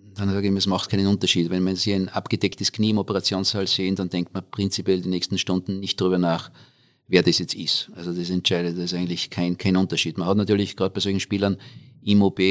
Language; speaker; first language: German; native; German